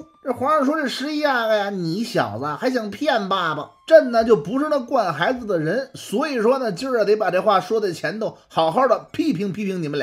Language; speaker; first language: Chinese; native; Chinese